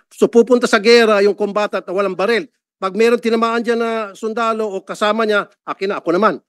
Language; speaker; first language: Filipino; native; Filipino